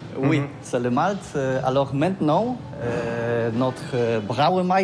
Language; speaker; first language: French; non-native, learner; Polish